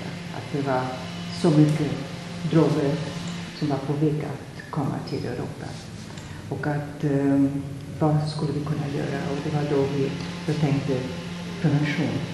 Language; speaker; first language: Swedish; non-native, fluent; German